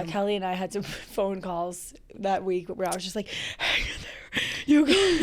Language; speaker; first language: English; native; English